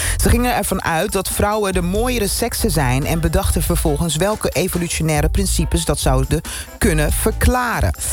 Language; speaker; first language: Dutch; native; Dutch